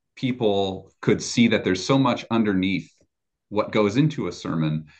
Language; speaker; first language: English; native; English